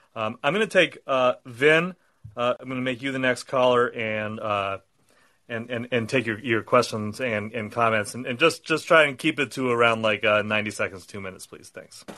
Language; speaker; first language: English; native; English